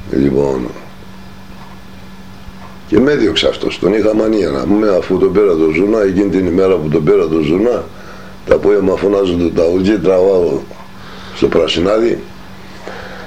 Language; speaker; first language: Greek; non-native, local second language; Turkish